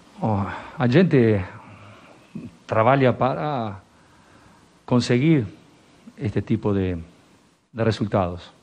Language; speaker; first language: Portuguese; non-native, learner; Spanish